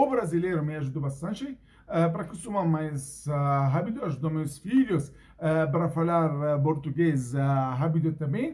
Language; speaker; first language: Portuguese; non-native, learner; Arabic